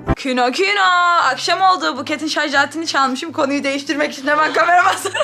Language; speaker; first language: Turkish; native; Turkish